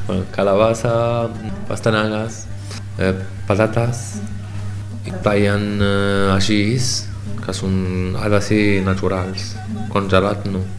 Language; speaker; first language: Catalan; non-native, learner; Arabic